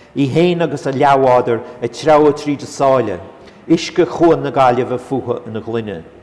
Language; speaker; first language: Irish; non-native, local second language; English